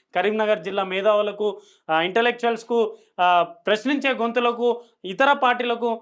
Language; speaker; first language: Telugu; non-native, local second language; Lambadi